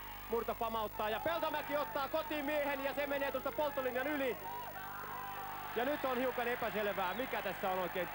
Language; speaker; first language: Finnish; native; Finnish